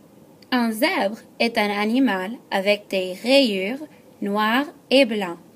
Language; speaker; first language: French; non-native, fluent; English